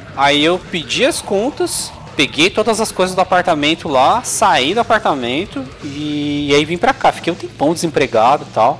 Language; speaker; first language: Portuguese; native; Portuguese